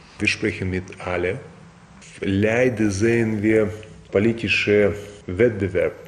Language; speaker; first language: German; non-native, fluent; Russian